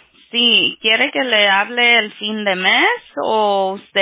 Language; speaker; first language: Spanish; early bilingual, heritage; Spanish